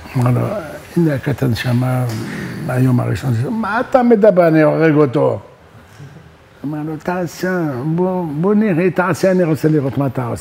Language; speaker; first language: Hebrew; non-native, learner; French